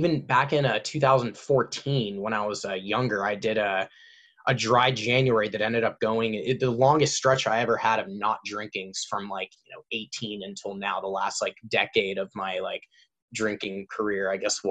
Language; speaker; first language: English; native; English